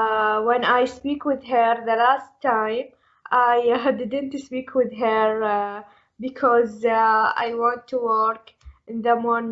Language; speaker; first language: English; non-native, learner; Arabic